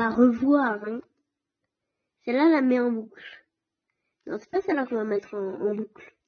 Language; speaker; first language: French; native; French